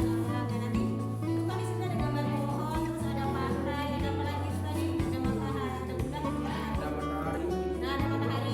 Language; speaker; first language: Indonesian; native; Indonesian